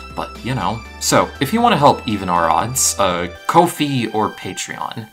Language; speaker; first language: English; native; English